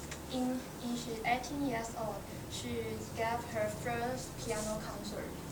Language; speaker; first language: English; non-native, learner; Chinese